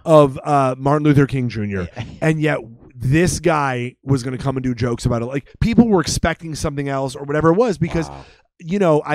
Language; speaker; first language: English; native; English